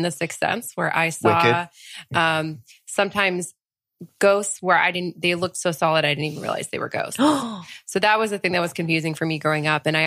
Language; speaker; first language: English; early bilingual, other home language; French